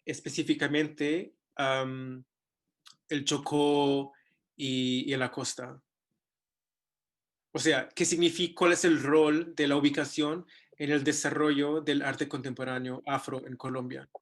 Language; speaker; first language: Spanish; non-native, fluent; English